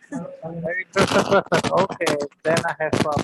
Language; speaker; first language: English; non-native, learner; Indonesian